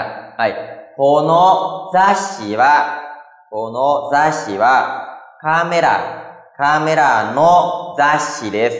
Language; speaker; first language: Japanese; non-native, fluent; Khmer